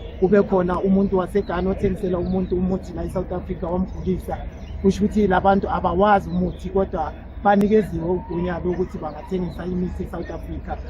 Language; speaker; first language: Zulu; native; Zulu